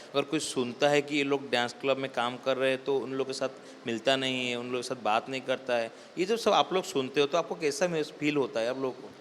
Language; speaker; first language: Hindi; non-native, local second language; Odia